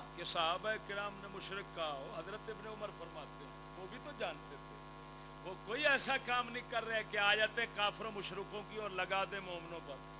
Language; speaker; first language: Urdu; non-native, local second language; Punjabi